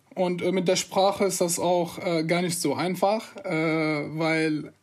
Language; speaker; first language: German; non-native, fluent; Arabic